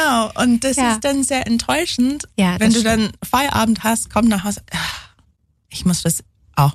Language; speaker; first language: German; non-native, fluent; English